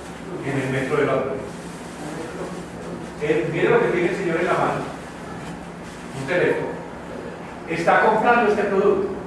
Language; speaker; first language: Spanish; native; Spanish